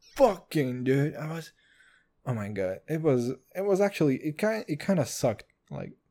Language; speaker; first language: English; non-native, fluent; Kazakh